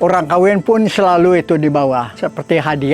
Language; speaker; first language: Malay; non-native, local second language; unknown